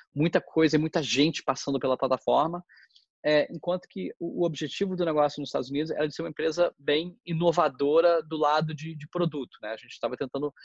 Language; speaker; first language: Portuguese; native; Portuguese